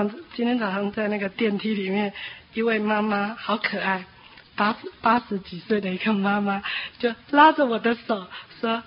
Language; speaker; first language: Chinese; native; Chinese